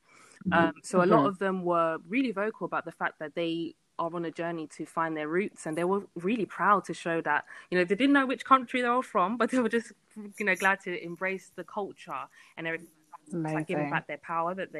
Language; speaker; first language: English; native; English